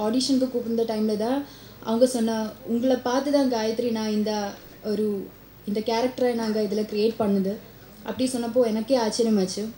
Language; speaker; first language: Tamil; non-native, learner; Malayalam